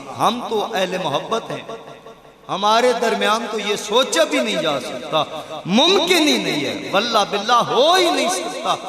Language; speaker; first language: Urdu; non-native, local second language; Punjabi